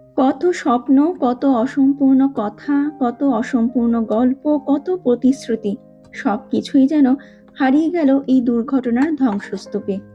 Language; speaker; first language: Bangla; native; Bangla